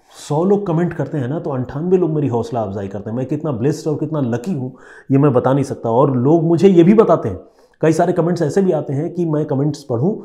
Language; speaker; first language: Hindi; non-native, local second language; Bangla